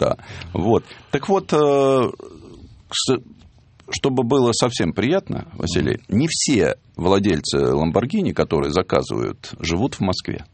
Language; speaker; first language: Russian; native; Russian